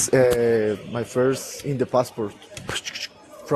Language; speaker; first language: English; non-native, learner; Spanish